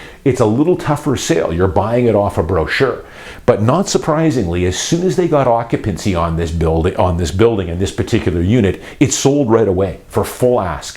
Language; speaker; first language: English; native; English